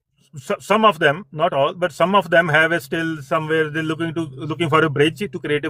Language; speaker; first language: English; non-native, fluent; Punjabi